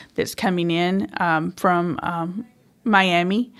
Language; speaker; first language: English; native; English